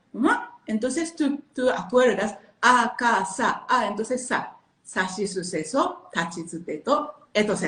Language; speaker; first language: Spanish; non-native, learner; Japanese